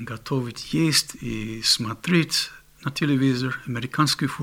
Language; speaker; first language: Russian; non-native, fluent; English